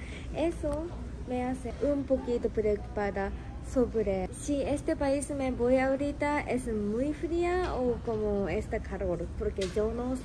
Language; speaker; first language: Spanish; non-native, learner; Japanese